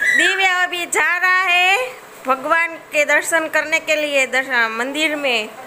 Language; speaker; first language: Hindi; non-native, local second language; Gujarati